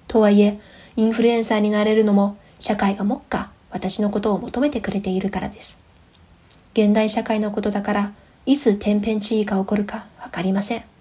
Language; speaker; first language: Japanese; non-native, fluent; Chinese